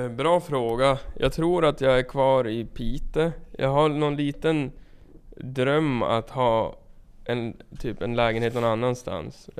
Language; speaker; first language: Swedish; native; Swedish